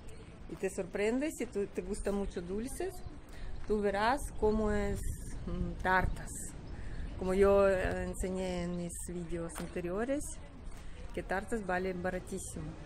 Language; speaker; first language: Spanish; non-native, learner; Russian